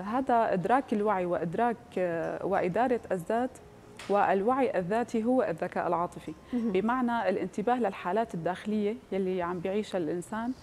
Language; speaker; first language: Arabic; native; Arabic